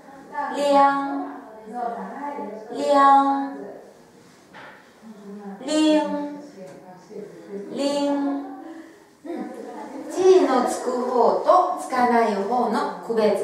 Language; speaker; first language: Japanese; non-native, fluent; Chinese